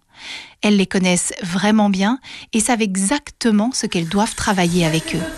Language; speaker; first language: French; native; French